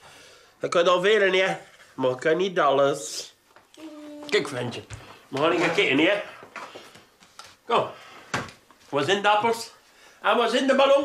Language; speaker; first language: Dutch; native; Dutch